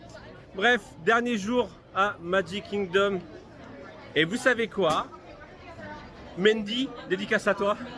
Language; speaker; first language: French; native; French